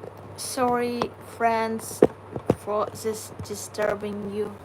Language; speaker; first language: English; non-native, learner; Ukrainian